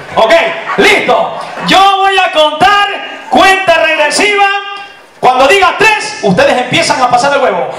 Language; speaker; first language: Spanish; native; Spanish